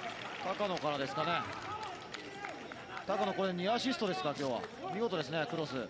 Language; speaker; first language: Japanese; native; Japanese